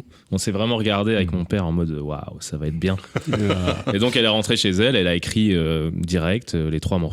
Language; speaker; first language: French; native; French